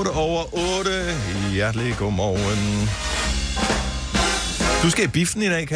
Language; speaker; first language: Danish; native; Danish